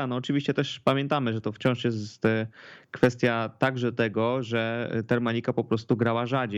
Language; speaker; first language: Polish; native; Polish